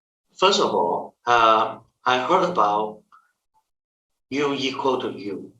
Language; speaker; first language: English; non-native, fluent; Chinese